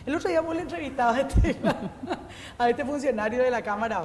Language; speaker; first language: Spanish; native; Spanish